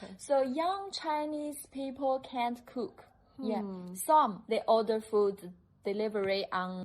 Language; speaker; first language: English; non-native, fluent; Chinese